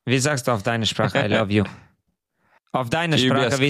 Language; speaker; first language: German; non-native, fluent; Hungarian